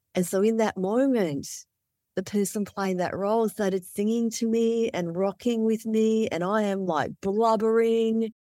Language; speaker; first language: English; native; English